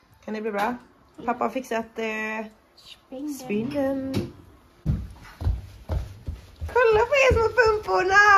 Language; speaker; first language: Swedish; native; Swedish